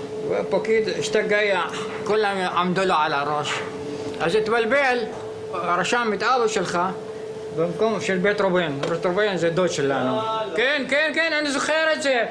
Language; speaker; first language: Hebrew; non-native, fluent; Arabic